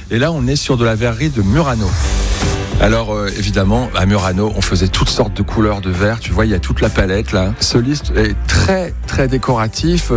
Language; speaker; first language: French; native; French